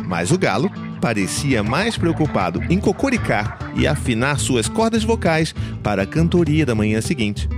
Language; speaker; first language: Portuguese; native; Portuguese